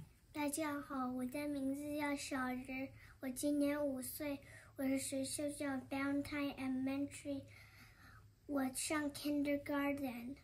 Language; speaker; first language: Chinese; early bilingual, heritage; Chinese